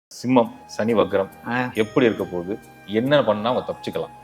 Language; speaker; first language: Tamil; native; Tamil